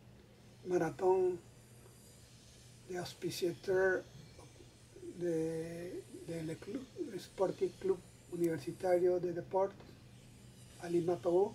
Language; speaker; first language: French; non-native, learner; Spanish